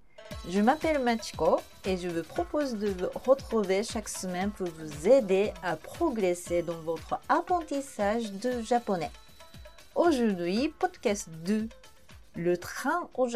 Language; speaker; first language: French; non-native, fluent; Japanese